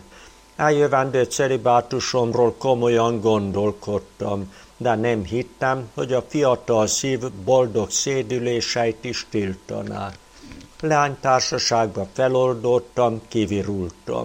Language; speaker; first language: Hungarian; native; Hungarian